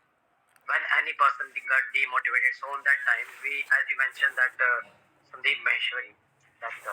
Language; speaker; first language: English; non-native, local second language; Hindi